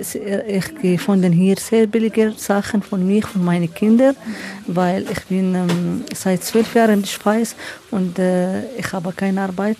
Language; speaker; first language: German; non-native, learner; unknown